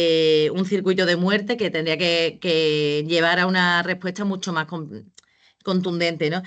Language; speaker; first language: Spanish; native; Spanish